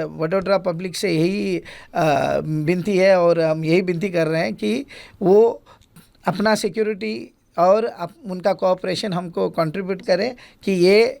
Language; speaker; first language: Hindi; non-native, local second language; Gujarati